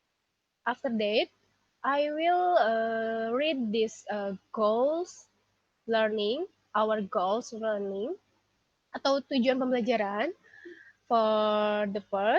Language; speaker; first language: English; non-native, learner; Indonesian